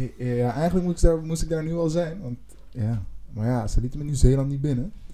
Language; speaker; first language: Dutch; non-native, local second language; Papiamento